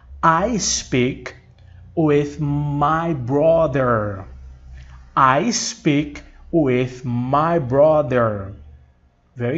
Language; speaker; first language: English; non-native, fluent; Portuguese